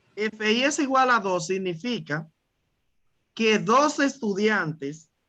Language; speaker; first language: Spanish; native; Spanish